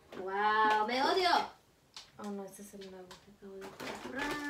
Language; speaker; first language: Spanish; early bilingual, heritage; Spanish